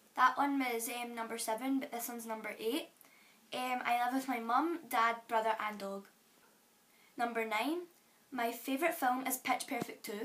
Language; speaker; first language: English; native; English